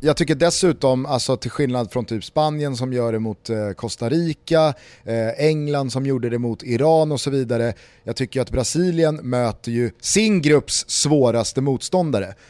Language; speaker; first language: Swedish; native; Swedish